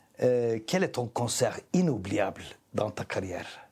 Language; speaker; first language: French; non-native, learner; Turkish